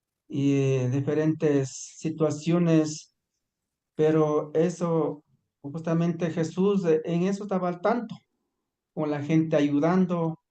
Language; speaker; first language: Spanish; non-native, local second language; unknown